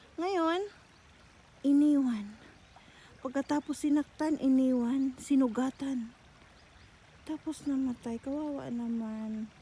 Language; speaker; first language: Filipino; non-native, local second language; Cebuano